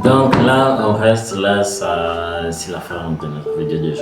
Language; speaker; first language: French; non-native, learner; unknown